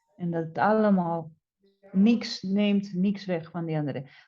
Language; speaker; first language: Dutch; non-native, fluent; Spanish